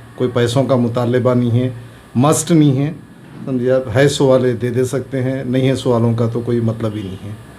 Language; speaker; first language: Urdu; native; Urdu